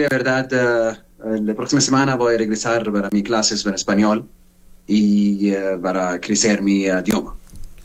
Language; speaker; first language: Spanish; non-native, learner; Arabic